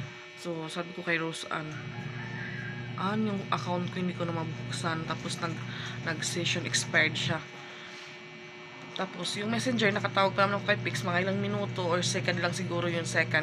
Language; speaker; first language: Filipino; native; Filipino